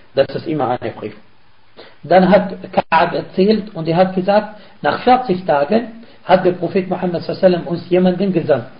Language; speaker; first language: German; non-native, fluent; Arabic